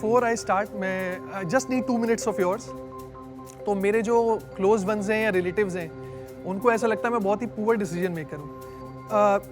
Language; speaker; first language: Hindi; native; Hindi